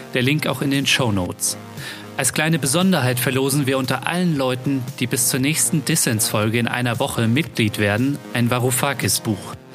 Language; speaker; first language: German; native; German